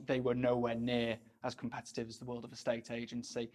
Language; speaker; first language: English; native; English